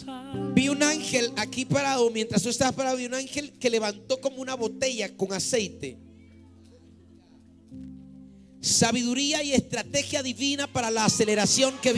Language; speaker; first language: Spanish; native; Spanish